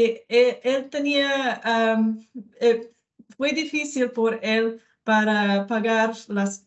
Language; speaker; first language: Spanish; non-native, learner; English